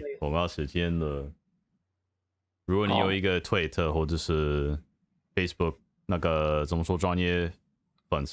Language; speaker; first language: Chinese; non-native, fluent; English